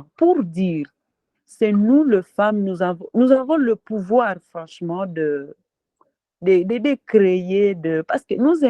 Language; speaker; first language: French; non-native, local second language; Swahili